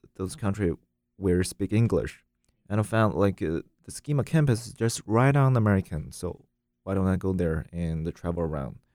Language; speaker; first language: English; non-native, learner; Chinese